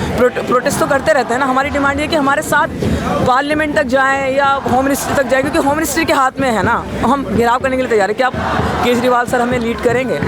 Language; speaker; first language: Hindi; native; Hindi